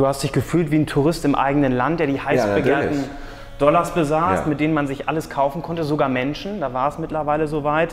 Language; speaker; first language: German; native; German